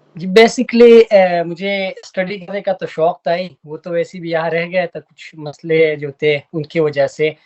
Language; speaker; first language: Urdu; non-native, local second language; Pashto